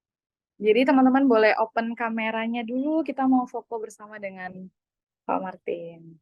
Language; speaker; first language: Indonesian; native; Indonesian